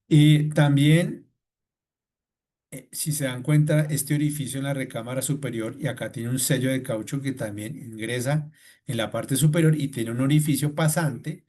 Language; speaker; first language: Spanish; native; Spanish